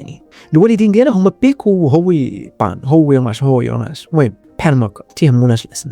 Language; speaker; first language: Arabic; native; Arabic